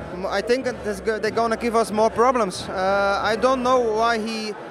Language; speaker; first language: English; non-native, fluent; Dutch